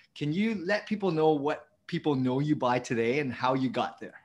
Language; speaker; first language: English; early bilingual, other home language; Vietnamese